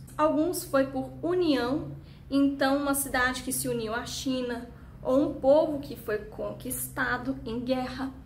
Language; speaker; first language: Portuguese; early bilingual, heritage; Portuguese